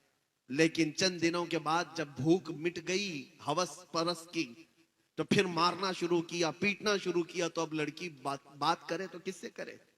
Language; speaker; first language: Hindi; native; Hindi